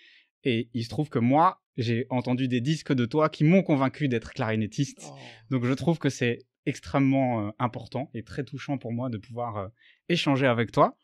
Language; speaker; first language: French; native; French